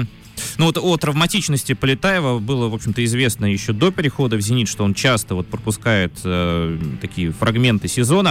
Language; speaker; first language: Russian; native; Russian